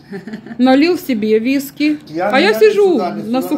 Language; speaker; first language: Russian; native; Russian